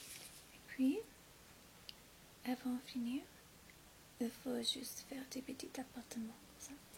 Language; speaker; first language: French; non-native, fluent; English